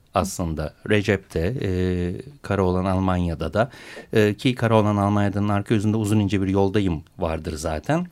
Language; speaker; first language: Turkish; native; Turkish